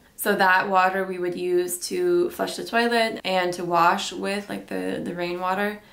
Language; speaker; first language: English; native; English